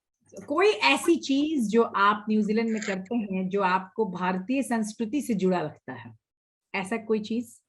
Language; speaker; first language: Hindi; native; Hindi